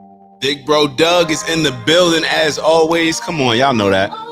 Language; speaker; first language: English; native; English